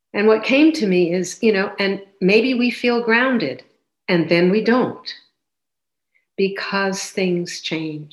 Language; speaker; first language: English; native; English